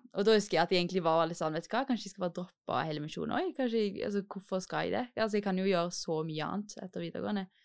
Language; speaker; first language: Norwegian; native; Norwegian